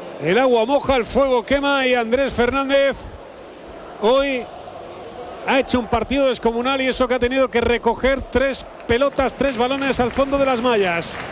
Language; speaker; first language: Spanish; native; Spanish